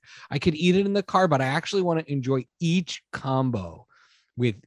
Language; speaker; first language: English; native; English